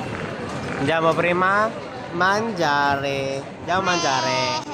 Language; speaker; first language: Italian; non-native, learner; Filipino